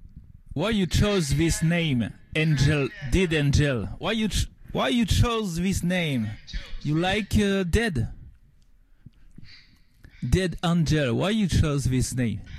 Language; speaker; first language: English; non-native, learner; French